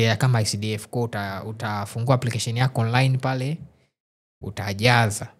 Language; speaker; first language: Swahili; native; Swahili